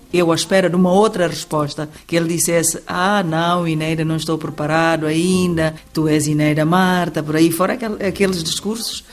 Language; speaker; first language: Portuguese; non-native, local second language; Upper Guinea Crioulo